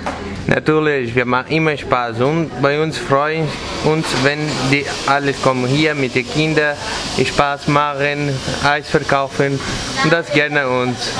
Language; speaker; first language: German; non-native, learner; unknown